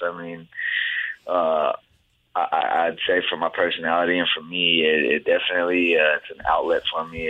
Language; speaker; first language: English; native; English